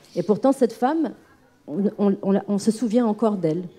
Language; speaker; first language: French; non-native, local second language; Arabic